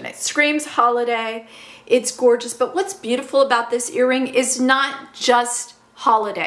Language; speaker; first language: English; native; English